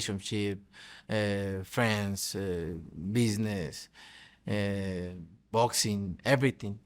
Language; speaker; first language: English; non-native, fluent; Spanish